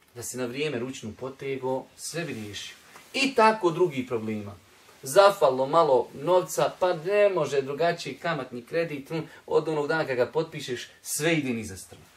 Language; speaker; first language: Bosnian; native; Bosnian